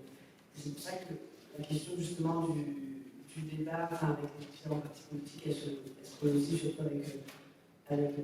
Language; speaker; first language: French; native; French